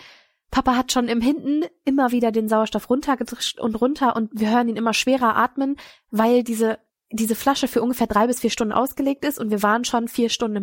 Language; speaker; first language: German; native; German